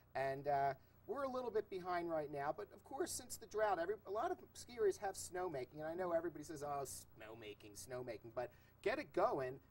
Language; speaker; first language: English; native; English